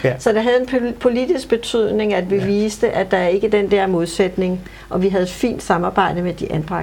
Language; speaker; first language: Danish; native; Danish